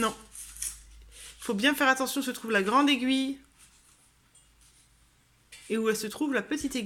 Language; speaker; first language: French; native; French